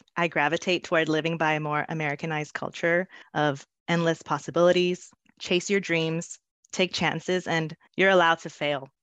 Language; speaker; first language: English; native; English